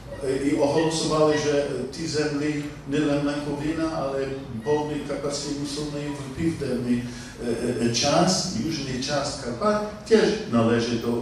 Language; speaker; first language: Polish; non-native, learner; English